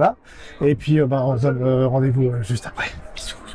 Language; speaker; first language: French; native; French